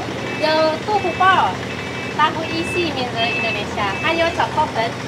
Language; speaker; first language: Chinese; non-native, fluent; Indonesian